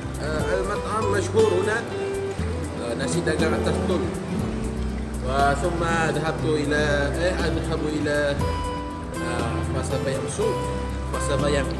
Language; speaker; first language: Arabic; non-native, learner; Malay